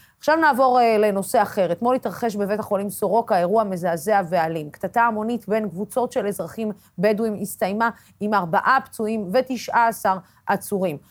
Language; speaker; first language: Hebrew; non-native, local second language; Arabic